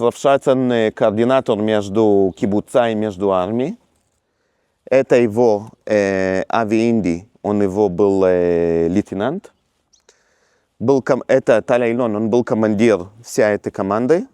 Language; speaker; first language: Russian; early bilingual, heritage; Russian